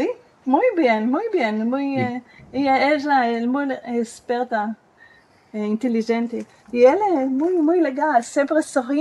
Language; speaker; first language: Spanish; non-native, learner; Hebrew